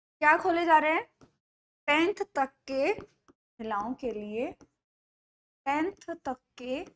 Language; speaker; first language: Hindi; native; Hindi